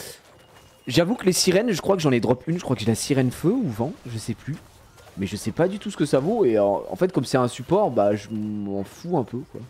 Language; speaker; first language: French; native; French